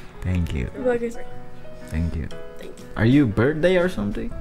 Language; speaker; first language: English; non-native, learner; Indonesian